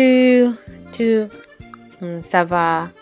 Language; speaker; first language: French; non-native, learner; Arabic